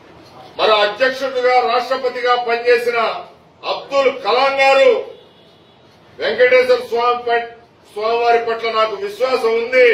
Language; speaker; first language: Telugu; native; Telugu